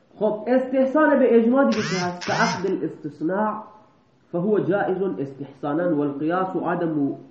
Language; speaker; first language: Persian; non-native, local second language; Baluchi